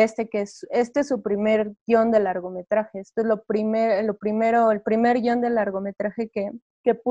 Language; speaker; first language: Spanish; native; Spanish